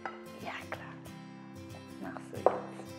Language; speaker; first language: German; non-native, learner; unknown